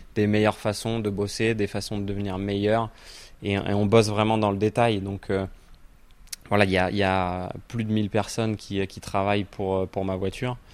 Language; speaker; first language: French; native; French